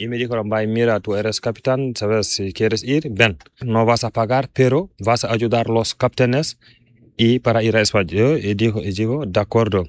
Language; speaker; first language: Spanish; non-native, learner; Fula